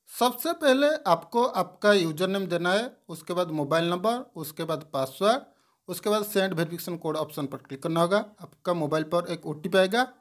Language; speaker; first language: Hindi; non-native, local second language; Bangla